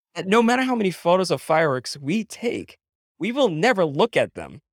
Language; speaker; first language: English; non-native, local second language; Filipino